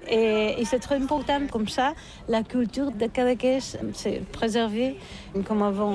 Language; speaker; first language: French; non-native, learner; Catalan